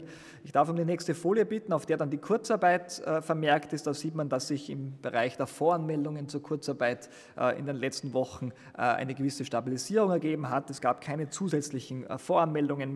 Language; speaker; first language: German; native; German